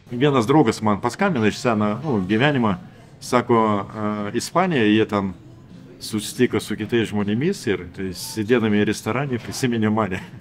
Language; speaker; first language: Lithuanian; non-native, local second language; Russian